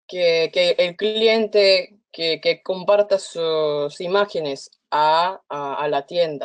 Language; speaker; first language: Spanish; non-native, fluent; Korean